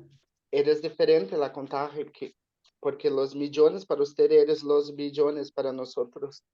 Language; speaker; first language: Spanish; non-native, learner; Portuguese